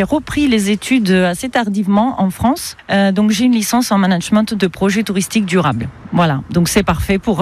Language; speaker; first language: French; non-native, fluent; Spanish